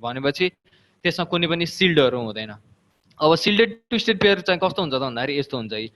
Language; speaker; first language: Nepali; native; Nepali